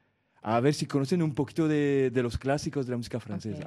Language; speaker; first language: Spanish; non-native, fluent; French